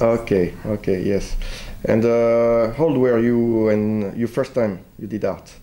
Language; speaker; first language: English; non-native, fluent; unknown